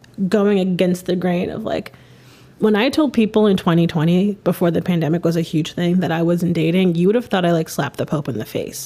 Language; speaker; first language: English; native; English